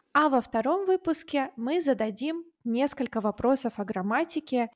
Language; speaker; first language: Russian; native; Russian